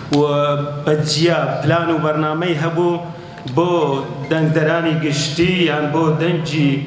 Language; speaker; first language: Central Kurdish; non-native, local second language; Kurdish